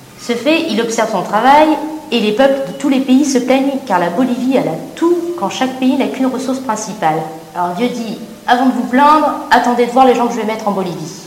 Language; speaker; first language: French; native; French